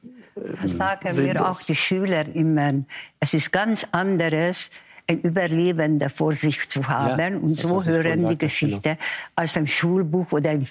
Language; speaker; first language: German; non-native, fluent; Hungarian